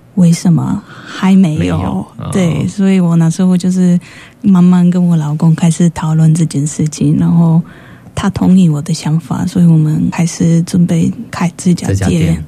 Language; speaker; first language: Chinese; non-native, fluent; Polish